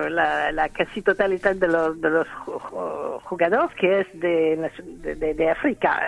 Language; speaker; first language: Spanish; non-native, learner; French